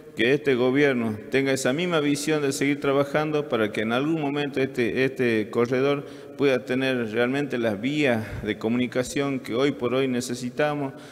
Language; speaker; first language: Spanish; native; Spanish